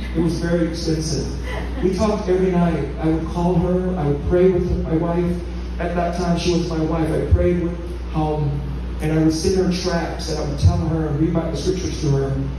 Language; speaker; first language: English; early bilingual, other home language; Vietnamese